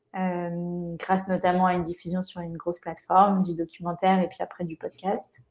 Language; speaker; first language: French; native; French